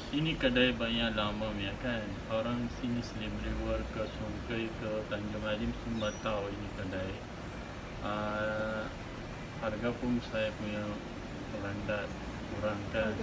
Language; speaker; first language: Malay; non-native, learner; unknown